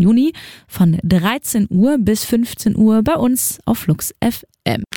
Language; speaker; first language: German; native; German